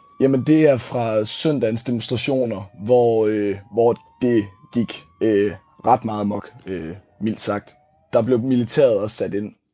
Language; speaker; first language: Danish; native; Danish